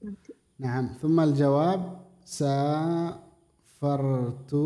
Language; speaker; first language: Arabic; non-native, fluent; Indonesian